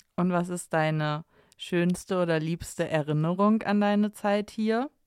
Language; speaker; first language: German; native; German